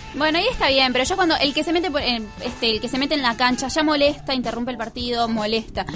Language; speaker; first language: Spanish; native; Spanish